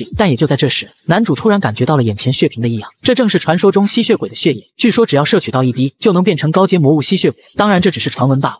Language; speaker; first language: Chinese; native; Chinese